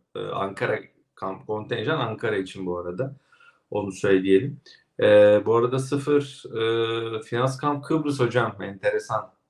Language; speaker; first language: Turkish; native; Turkish